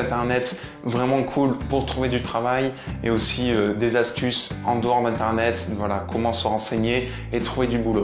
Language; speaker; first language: French; native; French